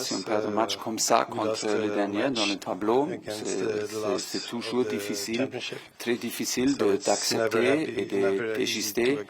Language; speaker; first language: French; non-native, fluent; German